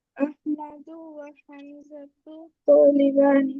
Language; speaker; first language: Arabic; non-native, learner; Bangla